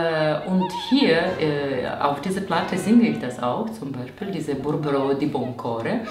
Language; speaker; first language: German; non-native, fluent; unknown